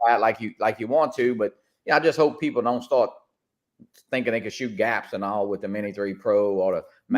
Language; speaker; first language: English; native; English